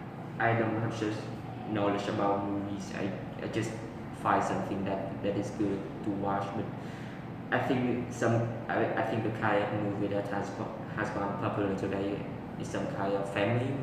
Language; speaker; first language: English; non-native, learner; Vietnamese